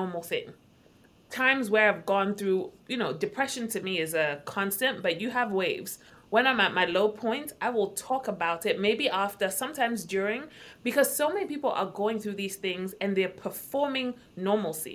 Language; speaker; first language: English; non-native, local second language; Akan